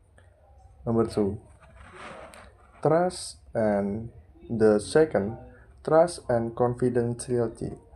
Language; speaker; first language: English; non-native, learner; Indonesian